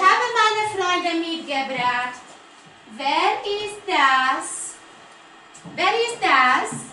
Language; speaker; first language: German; non-native, fluent; Hungarian